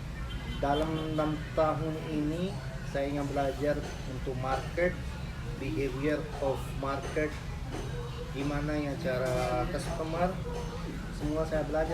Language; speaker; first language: Indonesian; non-native, learner; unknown